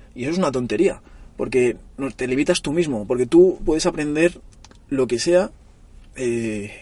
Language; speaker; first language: Spanish; native; Spanish